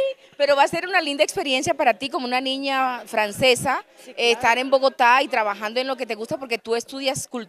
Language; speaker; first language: Spanish; native; Spanish